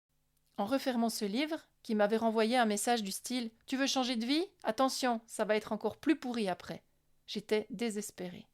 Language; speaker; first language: French; native; French